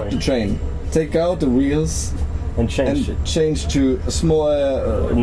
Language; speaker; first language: English; non-native, fluent; Swedish